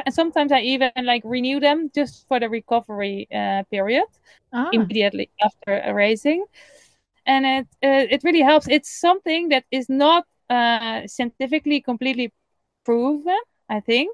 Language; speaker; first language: English; non-native, fluent; Dutch